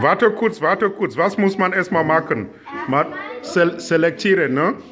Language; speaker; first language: German; non-native, fluent; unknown